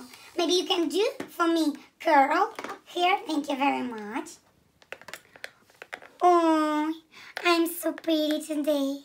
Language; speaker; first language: English; non-native, learner; Russian